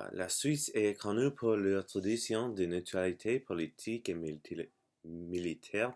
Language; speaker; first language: French; non-native, learner; English